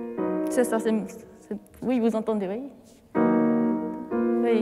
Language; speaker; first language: French; non-native, fluent; Japanese